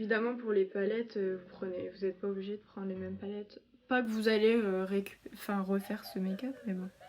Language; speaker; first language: French; native; French